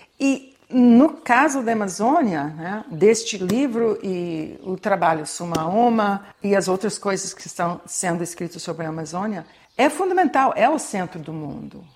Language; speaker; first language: Portuguese; non-native, fluent; English